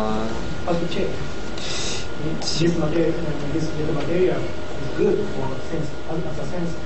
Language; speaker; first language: English; non-native, fluent; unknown